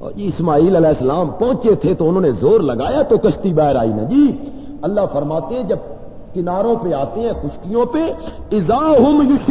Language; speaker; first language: Urdu; non-native, local second language; Punjabi